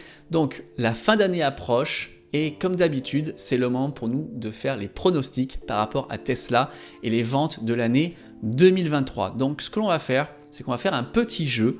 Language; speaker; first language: French; native; French